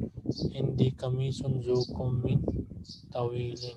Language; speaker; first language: Arabic; non-native, fluent; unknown